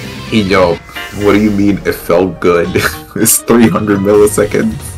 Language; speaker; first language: English; non-native, local second language; Spanish